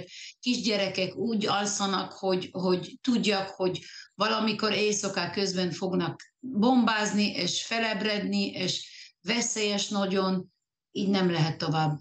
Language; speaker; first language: Hungarian; early bilingual, heritage; Hungarian